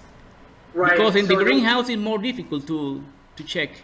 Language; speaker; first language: English; non-native, learner; Spanish